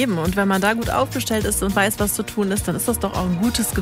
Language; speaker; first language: German; native; German